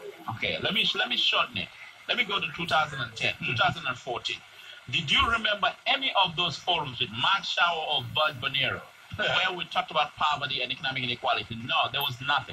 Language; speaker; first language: English; native; English